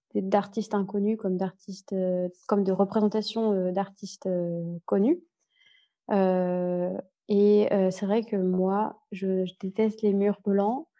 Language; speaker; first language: French; native; French